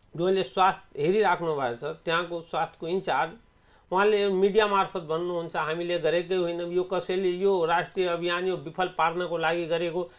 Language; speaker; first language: Nepali; non-native, local second language; Awadhi